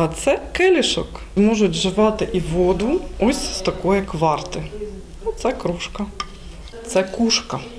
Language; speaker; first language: Ukrainian; native; Ukrainian